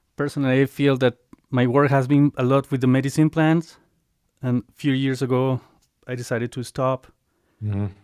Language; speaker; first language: English; non-native, fluent; Spanish